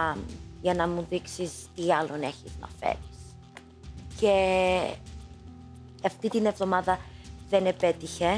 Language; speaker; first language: Greek; early bilingual, heritage; English